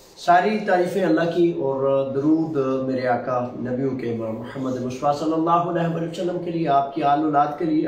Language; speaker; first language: Urdu; non-native, local second language; Punjabi